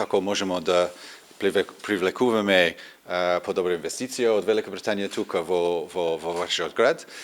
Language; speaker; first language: Macedonian; non-native, learner; English